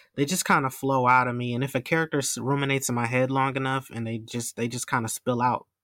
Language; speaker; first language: English; native; English